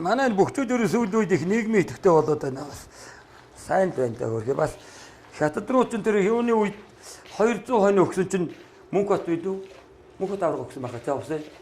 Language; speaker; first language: Mongolian; native; Mongolian